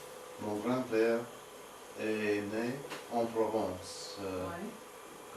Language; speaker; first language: French; non-native, learner; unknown